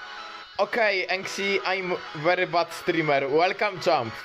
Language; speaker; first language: English; non-native, fluent; Polish